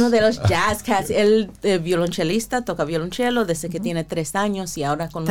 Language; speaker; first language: Spanish; early bilingual, heritage; Spanish